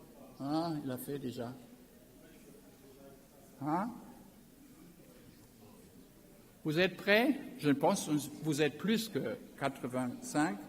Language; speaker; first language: French; non-native, learner; German